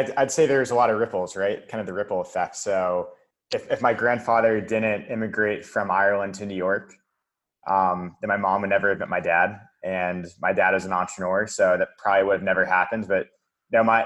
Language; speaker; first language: English; native; English